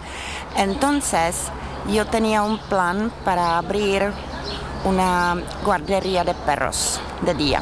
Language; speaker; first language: Spanish; non-native, learner; Czech